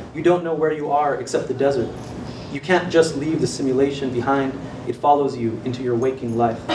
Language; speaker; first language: English; native; English